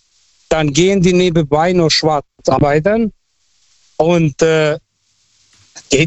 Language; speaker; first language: German; non-native, fluent; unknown